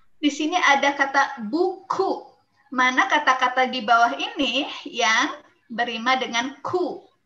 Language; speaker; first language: Indonesian; native; Indonesian